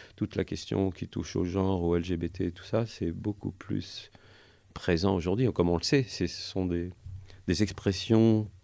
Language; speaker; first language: French; native; French